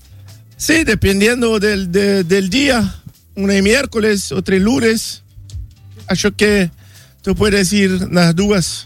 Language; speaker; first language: Spanish; non-native, learner; Portuguese